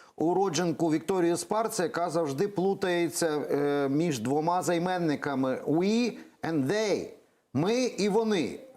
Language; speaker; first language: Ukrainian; native; Ukrainian